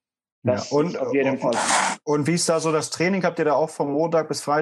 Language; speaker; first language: German; native; German